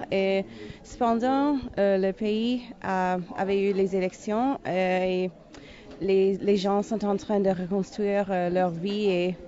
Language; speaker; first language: French; non-native, fluent; English